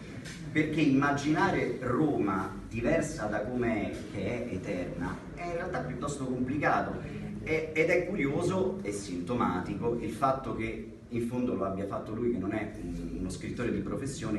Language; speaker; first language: Italian; native; Italian